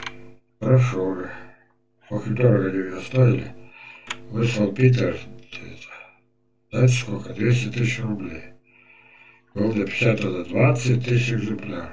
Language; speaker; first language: Russian; native; Russian